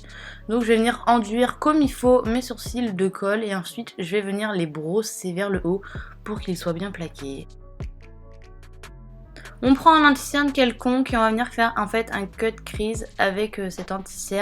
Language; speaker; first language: French; native; French